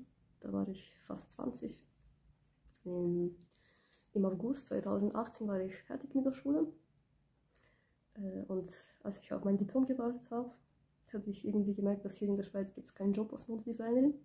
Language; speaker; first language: German; early bilingual, other home language; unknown